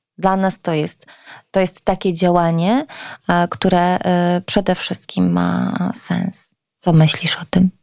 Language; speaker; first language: Polish; native; Polish